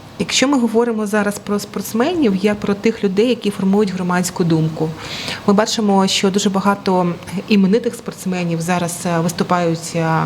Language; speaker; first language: Ukrainian; native; Ukrainian